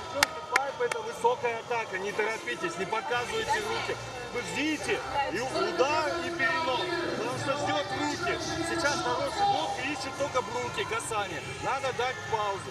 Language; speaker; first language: Russian; non-native, learner; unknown